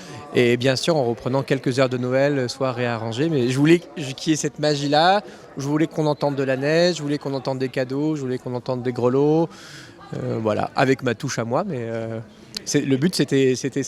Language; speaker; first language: French; native; French